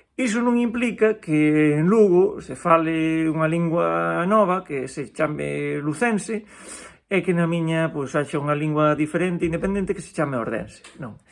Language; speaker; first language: Galician; native; Galician